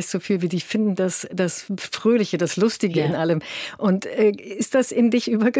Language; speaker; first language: German; native; German